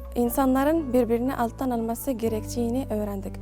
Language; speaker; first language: Turkish; non-native, learner; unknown